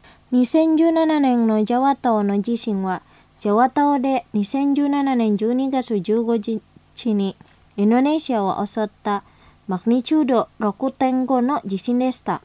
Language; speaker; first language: Japanese; non-native, fluent; Indonesian